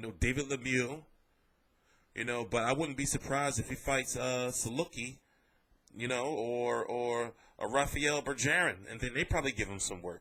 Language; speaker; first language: English; native; English